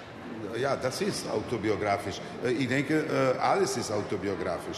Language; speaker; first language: German; non-native, fluent; Serbian